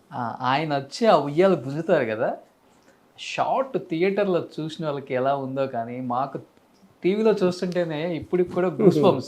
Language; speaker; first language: Telugu; native; Telugu